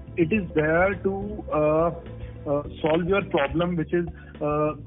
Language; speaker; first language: English; non-native, local second language; Punjabi